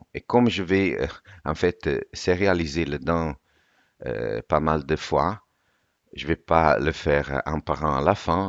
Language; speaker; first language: French; non-native, fluent; Italian